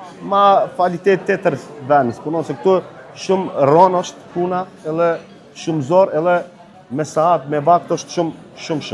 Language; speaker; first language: Albanian; early bilingual, heritage; Albanian